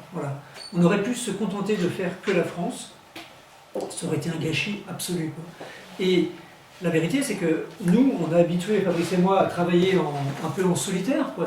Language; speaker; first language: French; native; French